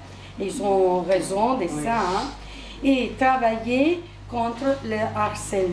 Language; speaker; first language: French; non-native, fluent; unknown